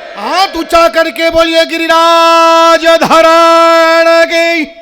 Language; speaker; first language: Hindi; non-native, local second language; Gujarati